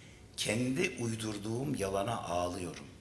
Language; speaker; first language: Turkish; native; Turkish